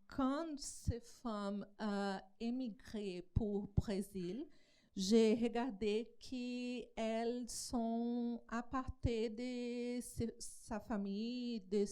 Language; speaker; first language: French; non-native, learner; Portuguese